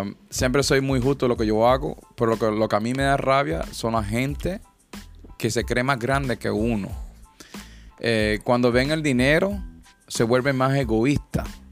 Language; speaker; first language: Spanish; early bilingual, other home language; English